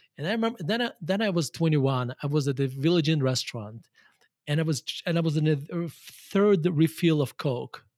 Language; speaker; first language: English; non-native, fluent; Russian